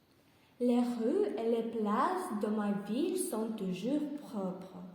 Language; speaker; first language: French; non-native, learner; Russian